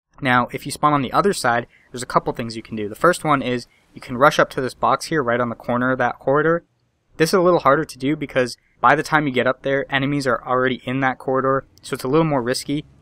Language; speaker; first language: English; native; English